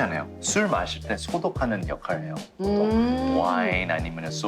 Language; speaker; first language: Korean; early bilingual, heritage; English